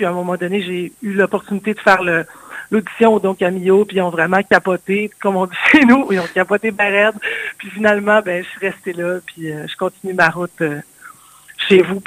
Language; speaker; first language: French; native; French